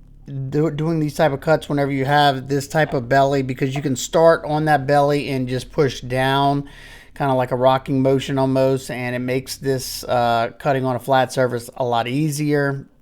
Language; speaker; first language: English; native; English